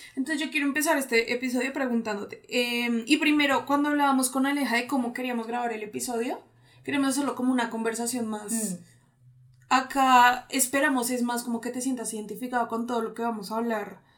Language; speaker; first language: Spanish; native; Spanish